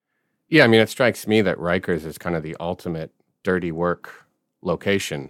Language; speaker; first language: English; native; English